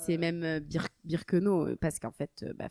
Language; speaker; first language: French; native; French